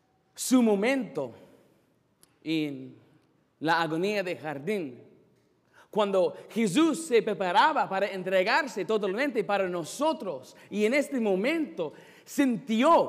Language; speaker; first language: Spanish; non-native, fluent; English